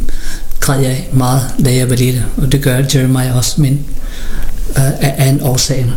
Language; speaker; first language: Danish; early bilingual, other home language; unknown